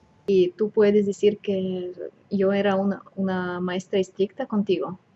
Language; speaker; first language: Spanish; non-native, fluent; Russian